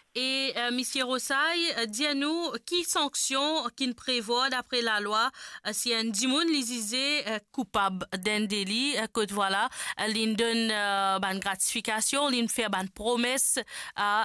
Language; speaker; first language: French; non-native, local second language; Morisyen